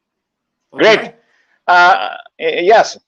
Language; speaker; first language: English; non-native, local second language; Bangla